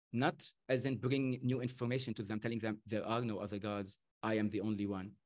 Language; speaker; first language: English; non-native, fluent; Arabic